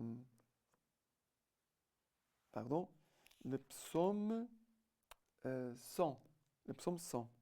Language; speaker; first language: French; non-native, fluent; Portuguese